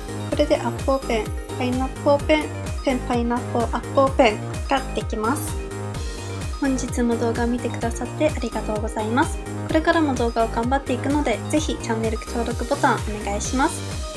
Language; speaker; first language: Japanese; native; Japanese